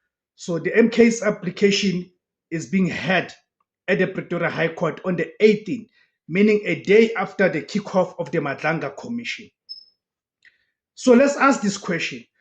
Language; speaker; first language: English; non-native, local second language; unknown